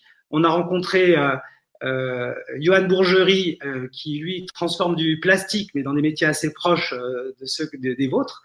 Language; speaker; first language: French; native; French